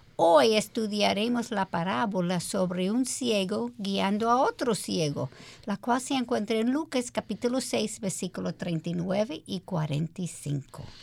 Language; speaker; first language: Spanish; early bilingual, heritage; English